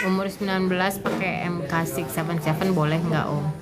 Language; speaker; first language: Indonesian; native; Indonesian